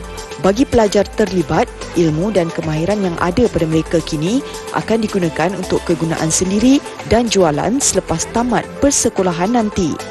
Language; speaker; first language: Malay; native; Malay